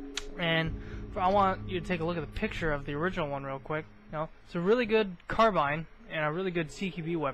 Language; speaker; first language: English; native; English